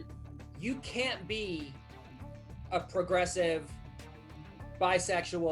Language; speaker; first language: English; native; English